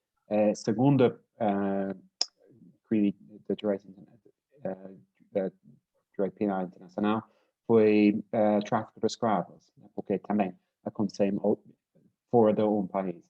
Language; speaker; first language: Portuguese; non-native, learner; English